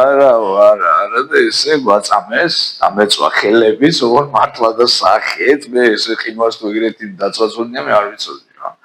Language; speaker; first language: Georgian; native; Georgian